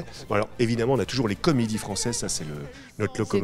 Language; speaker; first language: French; native; French